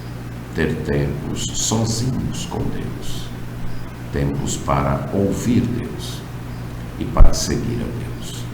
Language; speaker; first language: Portuguese; native; Portuguese